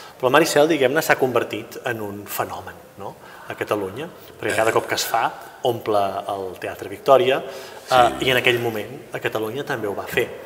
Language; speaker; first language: Catalan; native; Catalan